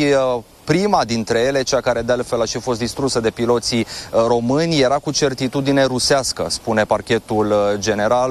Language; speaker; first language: Romanian; native; Romanian